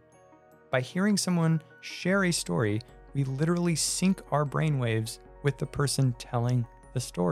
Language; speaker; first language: English; native; English